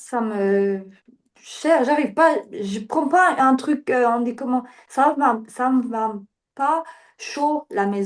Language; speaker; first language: French; non-native, learner; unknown